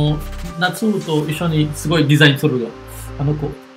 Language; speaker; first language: Japanese; non-native, learner; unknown